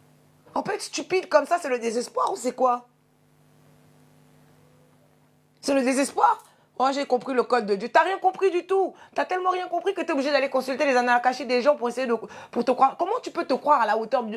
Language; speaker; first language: French; native; French